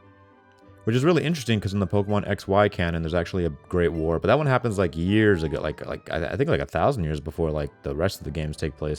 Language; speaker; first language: English; native; English